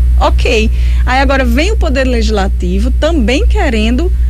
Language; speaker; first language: Portuguese; native; Portuguese